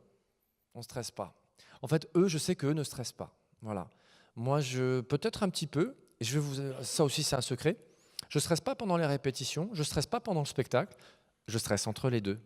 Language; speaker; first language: French; native; French